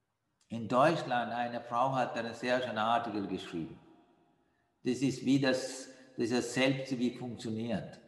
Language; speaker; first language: German; non-native, fluent; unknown